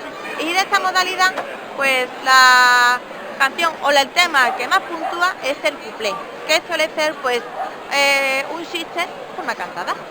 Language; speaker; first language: Spanish; native; Spanish